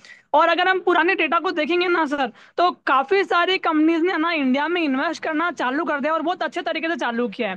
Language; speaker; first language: Hindi; native; Hindi